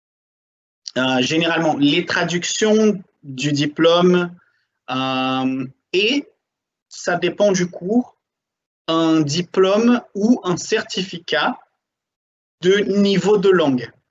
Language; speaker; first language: French; non-native, fluent; Portuguese